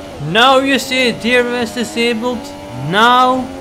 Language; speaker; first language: English; non-native, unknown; Dutch